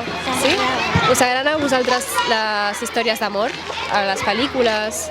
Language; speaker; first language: Catalan; native; Catalan